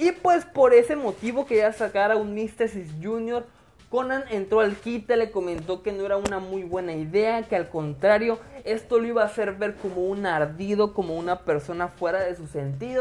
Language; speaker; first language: Spanish; native; Spanish